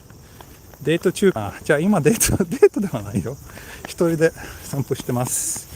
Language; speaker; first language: Japanese; non-native, learner; Swedish